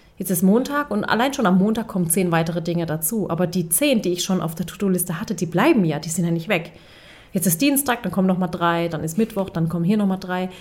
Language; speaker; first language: German; early bilingual, other home language; Turkish